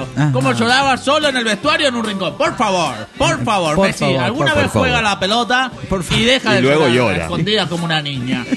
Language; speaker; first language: Spanish; native; Spanish